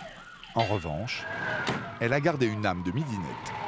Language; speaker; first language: French; native; French